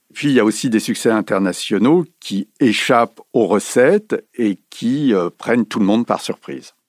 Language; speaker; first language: French; native; French